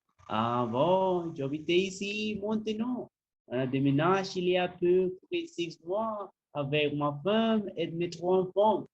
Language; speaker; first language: French; non-native, learner; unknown